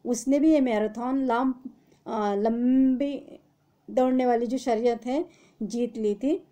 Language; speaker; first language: Hindi; non-native, local second language; Marathi